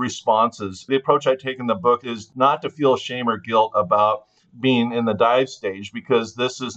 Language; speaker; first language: English; native; English